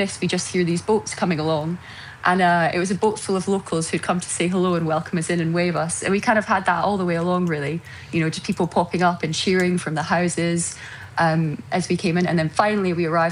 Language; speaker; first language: English; native; English